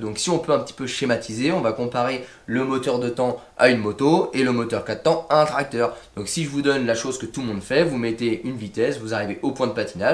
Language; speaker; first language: French; native; French